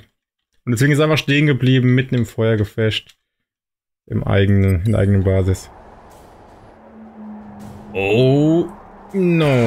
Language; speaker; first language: German; native; German